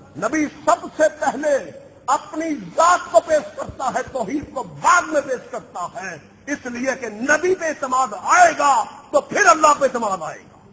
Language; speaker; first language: Urdu; non-native, local second language; Punjabi